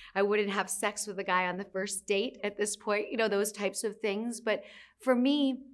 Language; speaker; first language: English; native; English